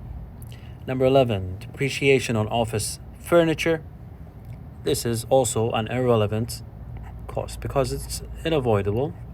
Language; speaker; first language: English; non-native, fluent; Arabic